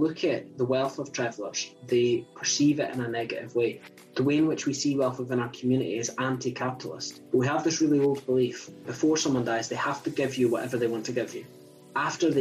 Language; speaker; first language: English; native; English